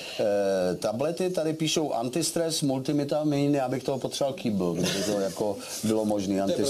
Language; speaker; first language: Czech; native; Czech